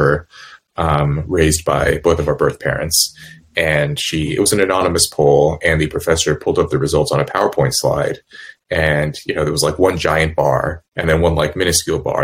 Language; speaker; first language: English; native; English